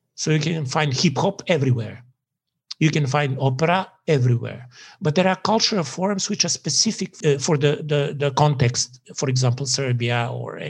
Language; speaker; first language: English; non-native, fluent; Serbian